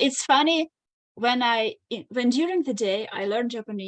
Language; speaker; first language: English; non-native, fluent; Russian